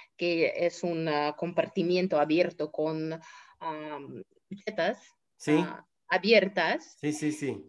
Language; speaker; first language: Spanish; non-native, fluent; Russian